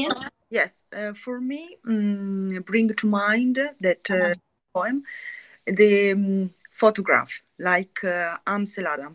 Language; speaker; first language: English; non-native, learner; Italian